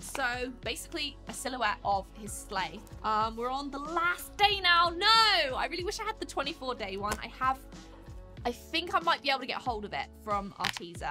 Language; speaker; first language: English; native; English